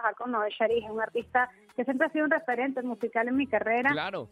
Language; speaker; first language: Spanish; native; Spanish